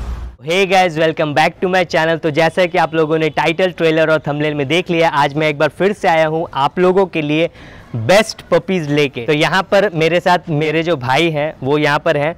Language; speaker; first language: Hindi; non-native, local second language; Bangla